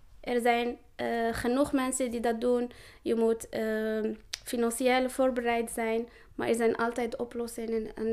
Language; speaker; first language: Dutch; non-native, learner; Arabic